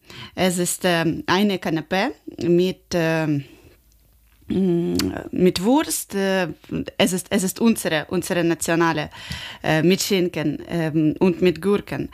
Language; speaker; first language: German; non-native, learner; Ukrainian